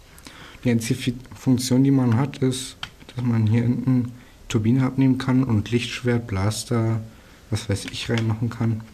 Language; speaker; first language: German; native; German